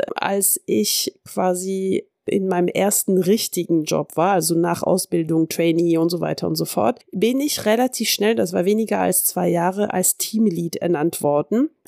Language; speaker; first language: German; early bilingual, heritage; French